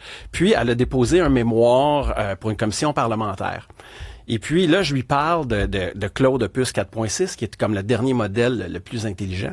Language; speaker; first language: French; native; French